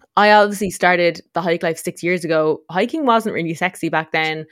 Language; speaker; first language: English; native; English